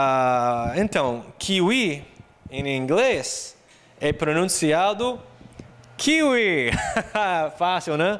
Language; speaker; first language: Portuguese; non-native, fluent; English